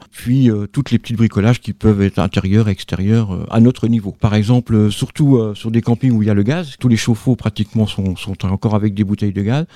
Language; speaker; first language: French; native; French